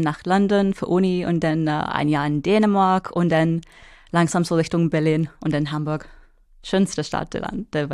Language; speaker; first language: German; non-native, fluent; English